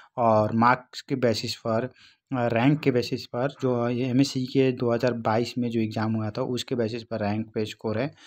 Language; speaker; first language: Hindi; non-native, local second language; Bhojpuri